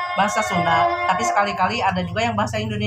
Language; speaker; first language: Indonesian; non-native, local second language; Sundanese